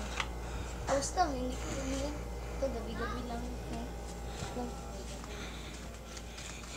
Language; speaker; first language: Filipino; non-native, local second language; Cebuano